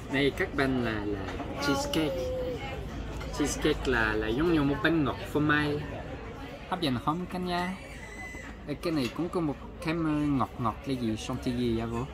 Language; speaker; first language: Vietnamese; early bilingual, heritage; Vietnamese